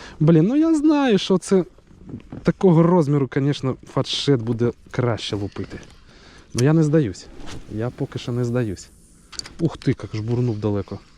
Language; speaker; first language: Ukrainian; native; Ukrainian